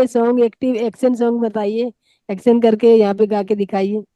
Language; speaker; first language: Hindi; native; Hindi